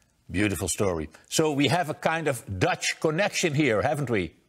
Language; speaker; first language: English; non-native, fluent; Dutch